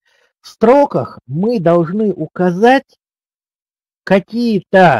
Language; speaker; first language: Russian; native; Russian